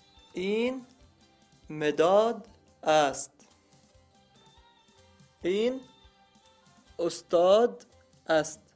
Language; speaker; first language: Persian; non-native, learner; Arabic